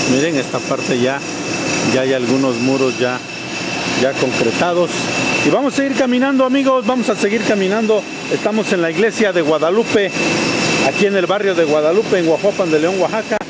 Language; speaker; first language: Spanish; native; Spanish